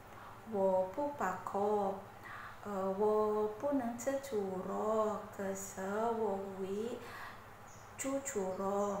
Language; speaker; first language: Chinese; non-native, learner; Indonesian